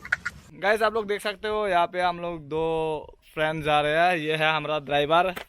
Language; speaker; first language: Hindi; non-native, local second language; Chakma